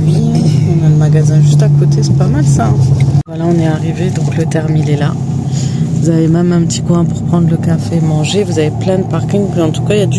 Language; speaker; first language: French; native; French